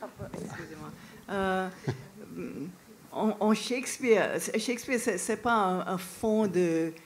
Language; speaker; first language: French; non-native, fluent; English